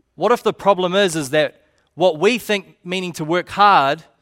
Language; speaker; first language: English; native; English